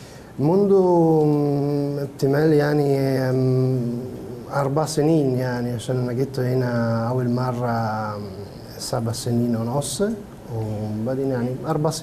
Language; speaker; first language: Arabic; non-native, learner; Italian